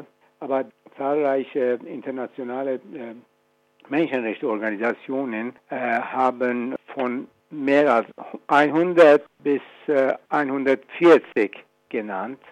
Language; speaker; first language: German; non-native, fluent; Persian